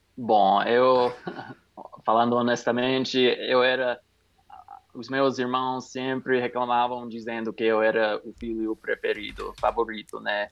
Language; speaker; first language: Portuguese; non-native, fluent; English